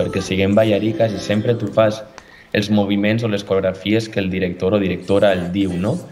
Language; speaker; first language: Catalan; native; Catalan